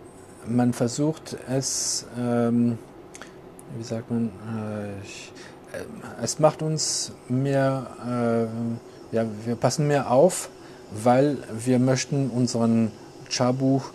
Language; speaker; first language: German; non-native, local second language; French